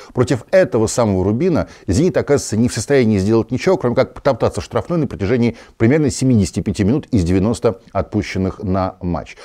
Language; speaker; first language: Russian; native; Russian